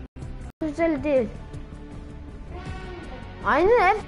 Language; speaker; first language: Turkish; early bilingual, heritage; Turkish